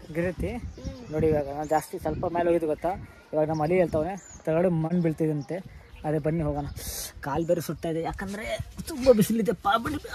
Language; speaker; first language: Kannada; non-native, local second language; Urdu